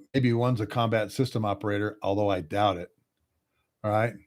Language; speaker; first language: English; native; English